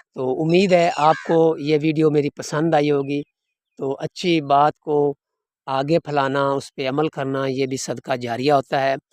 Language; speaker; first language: Urdu; non-native, local second language; Punjabi